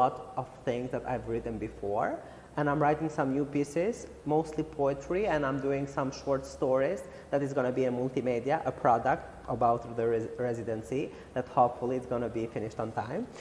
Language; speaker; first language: English; non-native, fluent; Albanian